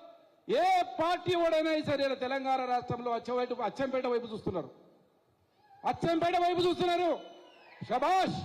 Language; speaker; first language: Telugu; native; Telugu